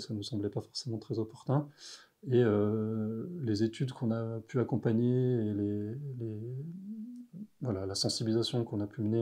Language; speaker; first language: French; native; French